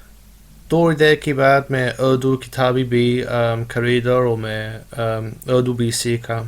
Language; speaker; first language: Hindi; non-native, learner; English